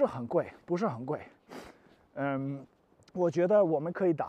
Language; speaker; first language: Chinese; non-native, learner; English